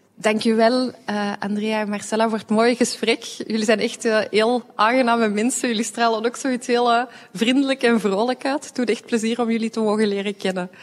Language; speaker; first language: Dutch; native; Dutch